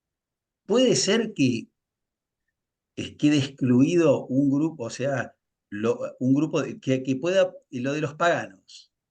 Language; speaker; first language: Spanish; native; Spanish